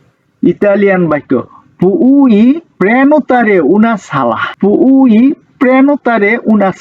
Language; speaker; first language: Italian; non-native, learner; Bangla